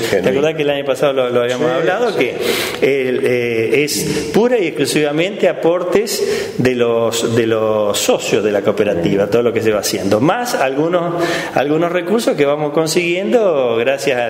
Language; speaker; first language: Spanish; native; Spanish